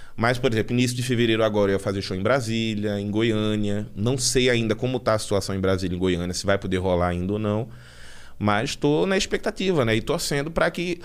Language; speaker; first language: Portuguese; native; Portuguese